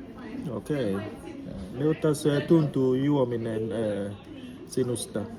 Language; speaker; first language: Finnish; non-native, learner; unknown